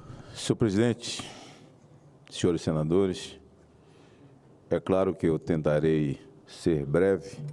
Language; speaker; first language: Portuguese; native; Portuguese